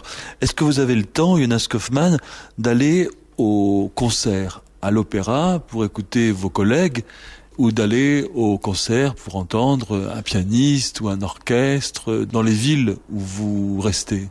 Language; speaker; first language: French; native; French